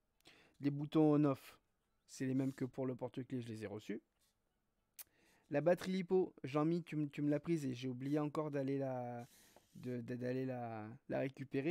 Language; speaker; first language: French; native; French